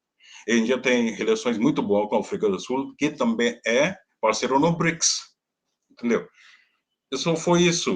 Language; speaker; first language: Portuguese; non-native, learner; Hindi